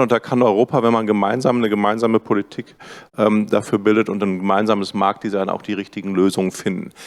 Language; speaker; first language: German; native; German